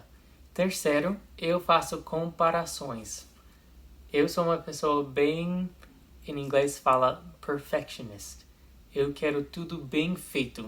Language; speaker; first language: Portuguese; non-native, fluent; English